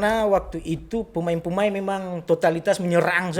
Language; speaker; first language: Indonesian; non-native, local second language; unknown